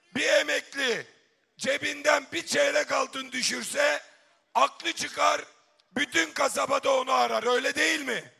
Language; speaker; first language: Turkish; native; Turkish